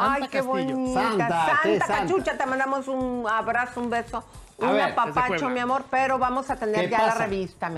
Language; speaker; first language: Spanish; native; Spanish